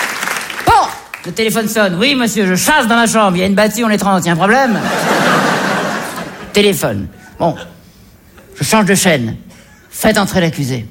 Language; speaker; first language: French; native; French